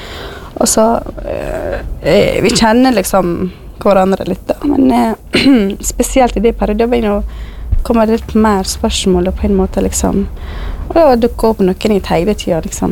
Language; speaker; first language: Norwegian; non-native, fluent; Kurdish